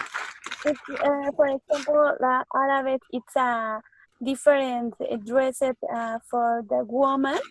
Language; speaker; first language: English; non-native, learner; Spanish